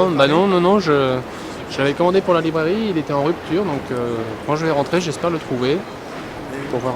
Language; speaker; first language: French; native; French